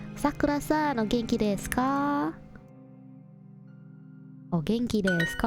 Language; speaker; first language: Japanese; non-native, learner; Indonesian